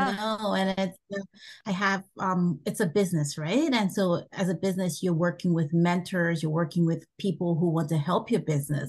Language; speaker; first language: English; non-native, local second language; Bini